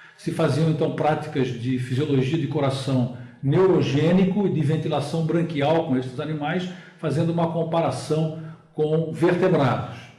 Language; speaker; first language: Portuguese; native; Portuguese